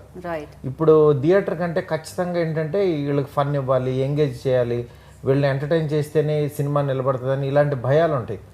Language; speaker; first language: Telugu; native; Telugu